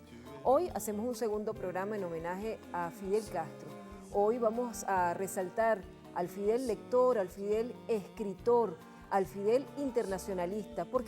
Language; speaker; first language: Spanish; native; Spanish